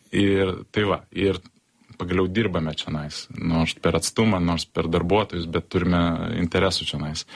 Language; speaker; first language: Lithuanian; early bilingual, heritage; Lithuanian